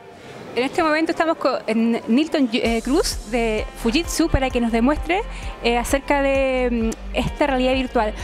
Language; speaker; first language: Spanish; native; Spanish